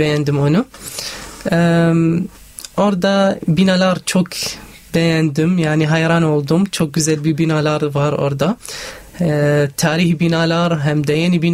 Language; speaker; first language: Turkish; non-native, learner; Arabic